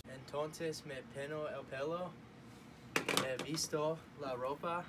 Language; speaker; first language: Spanish; non-native, learner; English